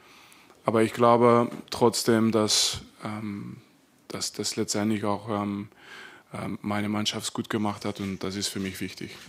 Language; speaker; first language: German; non-native, fluent; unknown